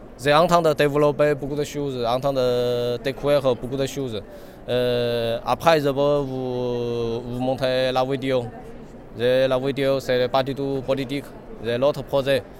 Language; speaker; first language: French; non-native, learner; Chinese